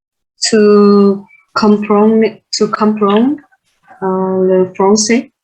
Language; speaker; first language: French; non-native, learner; Vietnamese